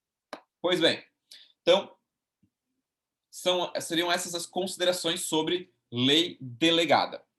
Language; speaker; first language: Portuguese; native; Portuguese